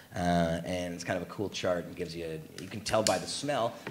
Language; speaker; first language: English; native; English